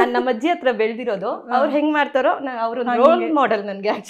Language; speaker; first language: Kannada; native; Kannada